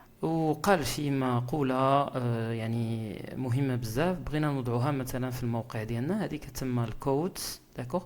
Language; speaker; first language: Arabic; native; Arabic